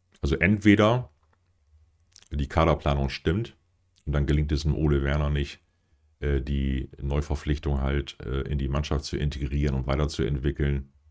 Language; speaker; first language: German; native; German